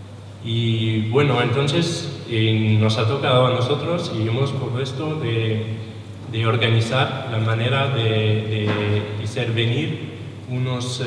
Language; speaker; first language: Spanish; non-native, learner; French